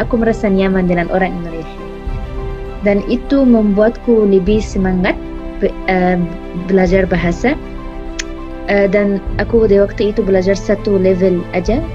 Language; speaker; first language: Indonesian; non-native, fluent; Arabic